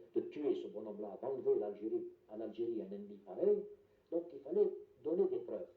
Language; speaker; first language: French; non-native, local second language; Arabic